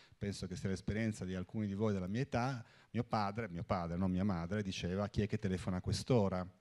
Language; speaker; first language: Italian; native; Italian